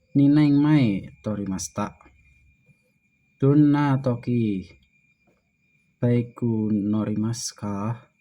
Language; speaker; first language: Japanese; non-native, learner; Indonesian